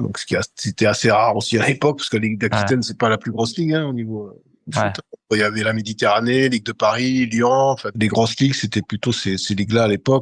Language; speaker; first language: French; native; French